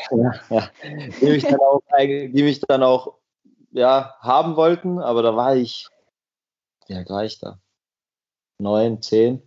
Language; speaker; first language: German; native; German